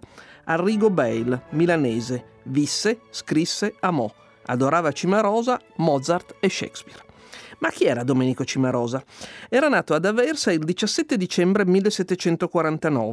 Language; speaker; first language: Italian; native; Italian